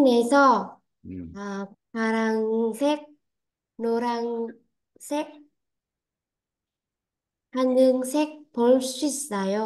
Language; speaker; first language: Korean; non-native, learner; Vietnamese